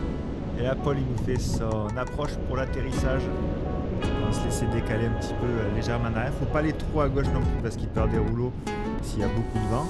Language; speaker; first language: French; native; French